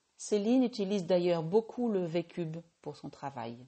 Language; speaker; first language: French; native; French